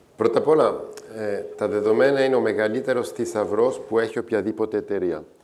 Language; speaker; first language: Greek; non-native, fluent; French